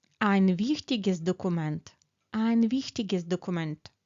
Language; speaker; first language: German; non-native, fluent; Ukrainian